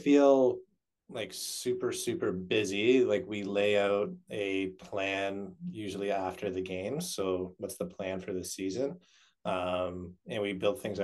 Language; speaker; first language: English; native; English